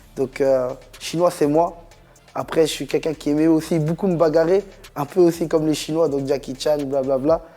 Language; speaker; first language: French; native; French